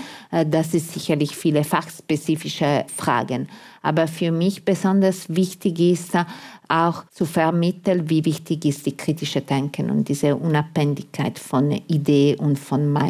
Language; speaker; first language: German; non-native, fluent; Italian